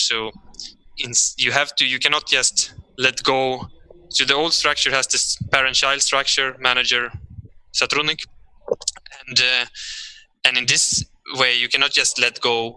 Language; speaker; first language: English; non-native, fluent; Swedish